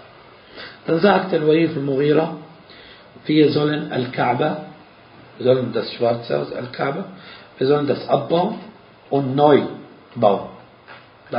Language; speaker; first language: German; non-native, fluent; Arabic